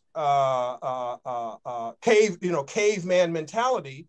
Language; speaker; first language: English; native; English